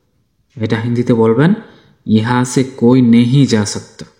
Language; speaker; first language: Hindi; non-native, fluent; Bangla